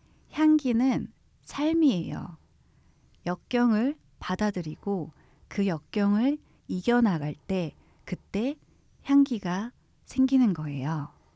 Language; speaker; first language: Korean; native; Korean